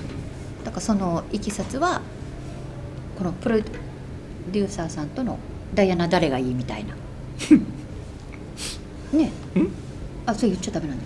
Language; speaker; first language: Japanese; native; Japanese